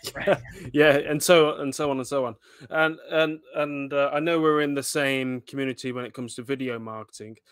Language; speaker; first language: English; native; English